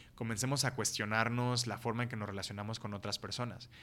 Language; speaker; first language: Spanish; native; Spanish